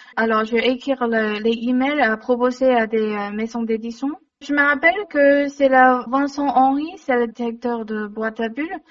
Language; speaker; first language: French; non-native, fluent; Chinese